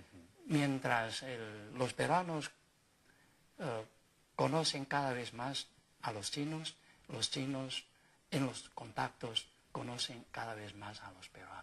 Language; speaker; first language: Spanish; non-native, fluent; Chinese